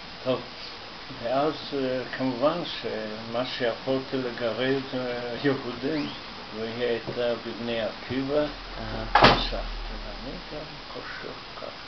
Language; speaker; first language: Hebrew; non-native, fluent; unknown